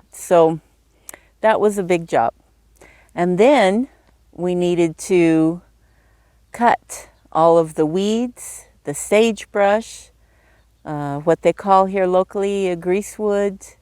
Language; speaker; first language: English; native; English